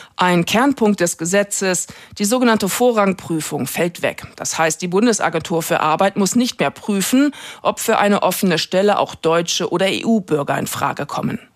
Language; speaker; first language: German; native; German